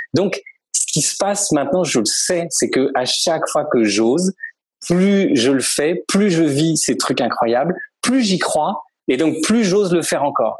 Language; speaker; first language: French; native; French